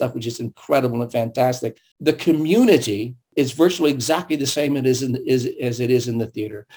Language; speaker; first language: English; early bilingual, other home language; German